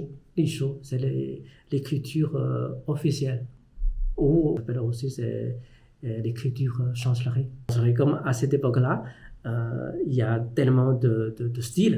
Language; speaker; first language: French; non-native, fluent; Chinese